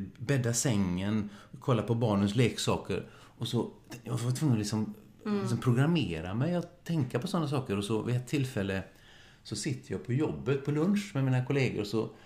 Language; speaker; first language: Swedish; non-native, fluent; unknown